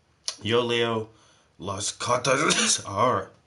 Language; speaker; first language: Spanish; non-native, learner; English